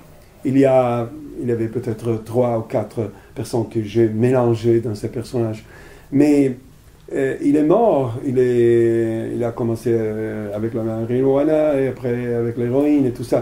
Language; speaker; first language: French; non-native, fluent; Italian